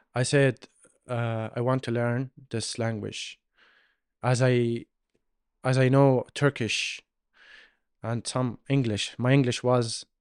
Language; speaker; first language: English; non-native, learner; Arabic